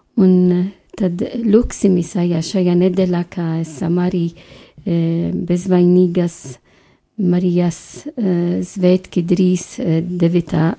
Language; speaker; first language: Latvian; non-native, fluent; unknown